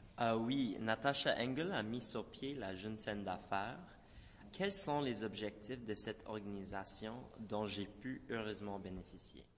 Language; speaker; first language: French; non-native, local second language; English